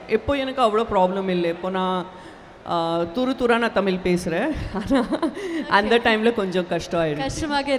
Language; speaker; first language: Tamil; non-native, local second language; Gujarati